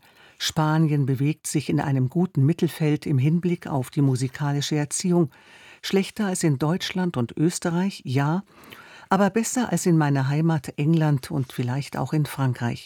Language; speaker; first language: German; native; German